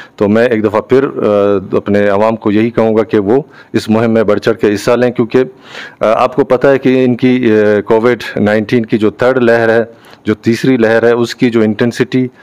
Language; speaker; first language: Urdu; non-native, local second language; Baluchi